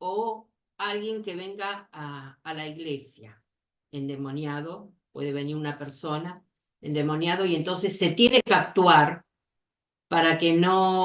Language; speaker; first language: Spanish; native; Spanish